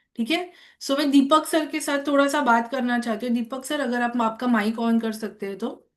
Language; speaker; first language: Hindi; non-native, local second language; Marathi